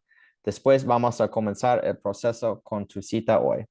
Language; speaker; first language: Spanish; early bilingual, heritage; English